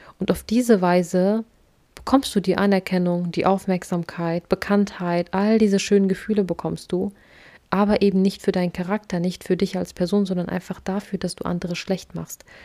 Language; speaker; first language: German; early bilingual, other home language; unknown